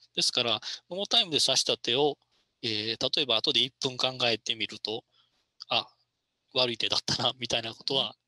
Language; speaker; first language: Japanese; native; Japanese